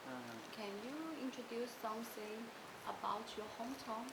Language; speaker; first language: English; non-native, learner; Chinese